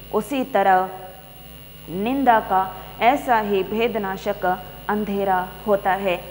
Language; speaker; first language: Hindi; non-native, local second language; Kannada